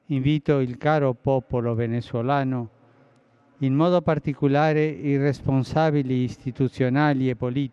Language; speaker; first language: Italian; non-native, fluent; Spanish